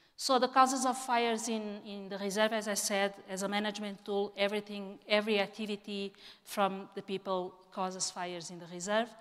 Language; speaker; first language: English; non-native, fluent; Portuguese